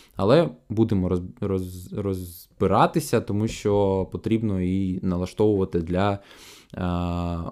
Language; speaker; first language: Ukrainian; non-native, local second language; Russian